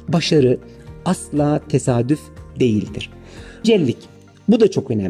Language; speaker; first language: Turkish; native; Turkish